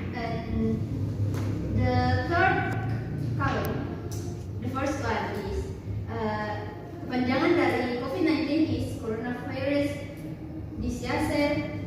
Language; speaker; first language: English; non-native, learner; Indonesian